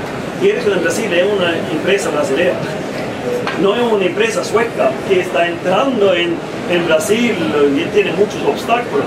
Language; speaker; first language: Spanish; non-native, fluent; Swedish